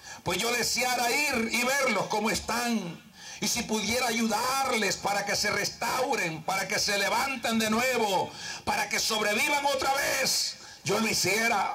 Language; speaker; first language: Spanish; native; Spanish